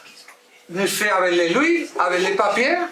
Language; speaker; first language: French; non-native, learner; Spanish